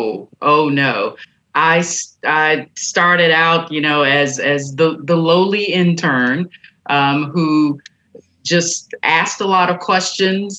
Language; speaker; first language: English; native; English